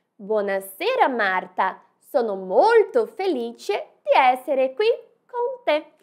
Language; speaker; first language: Italian; non-native, fluent; Portuguese